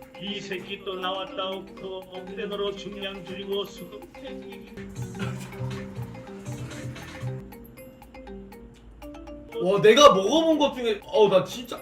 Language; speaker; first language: Korean; native; Korean